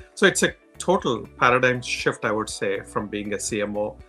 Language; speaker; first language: English; non-native, local second language; Telugu